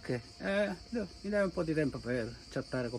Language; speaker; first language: Italian; native; Italian